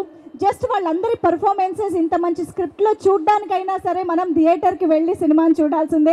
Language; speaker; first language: Telugu; native; Telugu